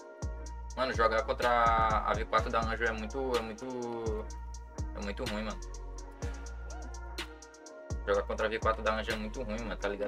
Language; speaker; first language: Portuguese; native; Portuguese